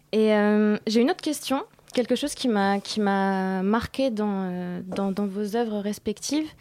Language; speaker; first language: French; native; French